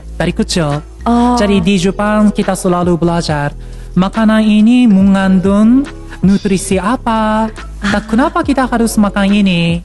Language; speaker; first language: Indonesian; non-native, fluent; Japanese